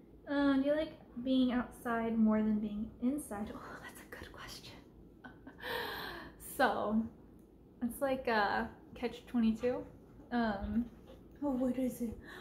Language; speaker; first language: English; native; English